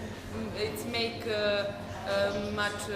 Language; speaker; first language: English; non-native, learner; Serbian